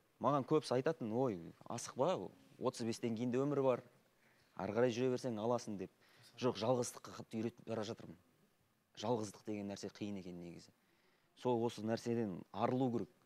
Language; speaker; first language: Kazakh; non-native, local second language; Russian